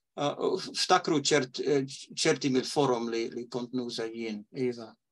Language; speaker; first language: Maltese; early bilingual, heritage; Maltese